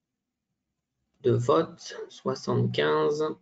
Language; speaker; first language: French; native; French